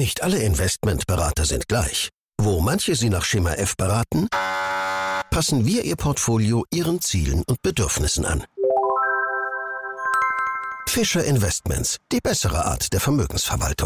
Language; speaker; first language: German; native; German